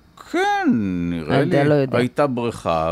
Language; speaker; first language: Hebrew; native; Hebrew